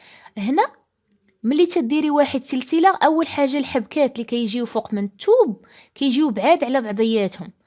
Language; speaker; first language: Arabic; native; Arabic